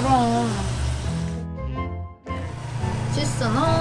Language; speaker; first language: Russian; non-native, fluent; Korean